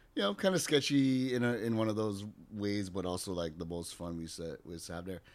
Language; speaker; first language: English; native; English